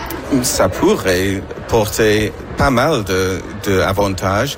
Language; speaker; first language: French; non-native, learner; English